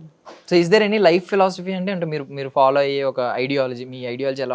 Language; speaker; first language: Telugu; native; Telugu